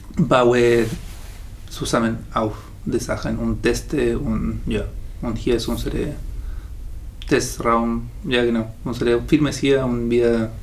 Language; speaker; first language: German; non-native, learner; Spanish